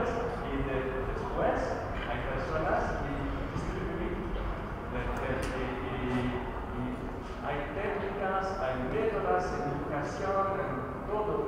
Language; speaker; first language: Spanish; non-native, learner; French